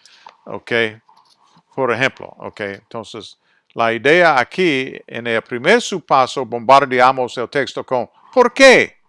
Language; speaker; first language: Spanish; non-native, fluent; English